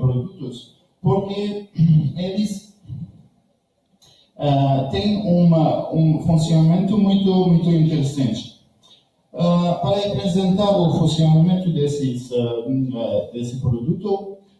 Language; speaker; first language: Portuguese; non-native, learner; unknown